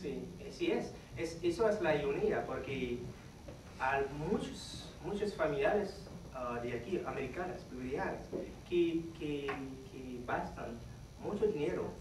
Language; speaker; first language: Spanish; non-native, fluent; Haitian Creole